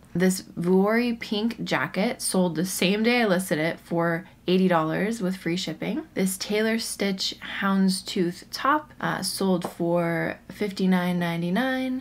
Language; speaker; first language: English; native; English